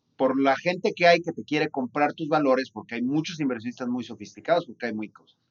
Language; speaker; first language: Spanish; native; Spanish